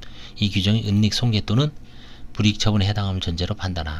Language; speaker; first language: Korean; native; Korean